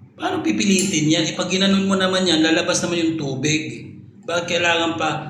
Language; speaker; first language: Filipino; native; Filipino